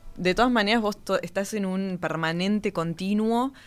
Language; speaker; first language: Spanish; native; Spanish